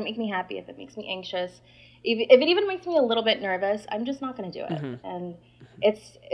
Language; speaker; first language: English; non-native, fluent; Spanish